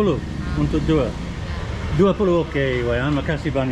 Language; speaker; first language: Indonesian; non-native, learner; English